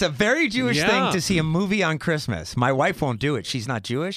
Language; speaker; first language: English; native; English